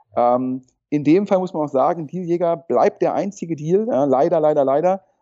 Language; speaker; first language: German; native; German